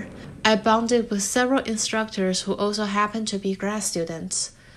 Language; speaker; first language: English; non-native, fluent; Chinese